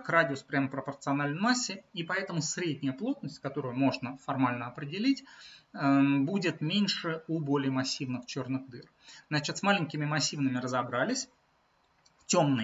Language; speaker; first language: Russian; native; Russian